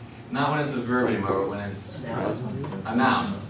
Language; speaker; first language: English; native; English